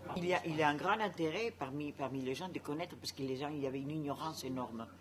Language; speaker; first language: French; non-native, fluent; Spanish